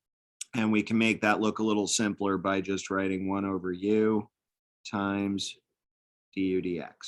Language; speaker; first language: English; native; English